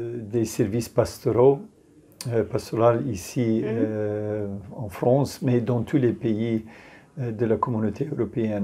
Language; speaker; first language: French; non-native, fluent; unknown